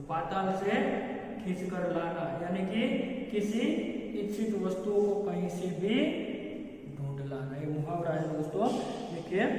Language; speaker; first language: Hindi; non-native, local second language; Gujarati